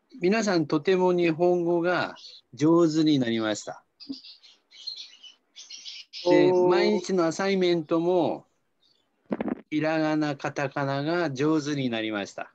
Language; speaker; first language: Japanese; non-native, fluent; Filipino